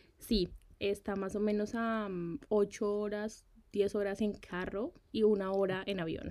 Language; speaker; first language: Spanish; native; Spanish